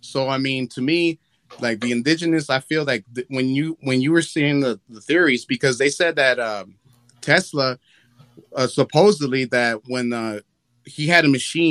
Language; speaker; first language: English; early bilingual, other home language; Spanish